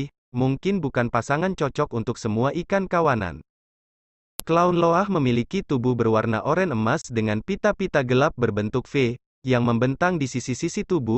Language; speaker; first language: Indonesian; native; Indonesian